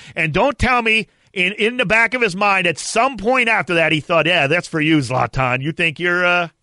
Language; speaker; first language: English; native; English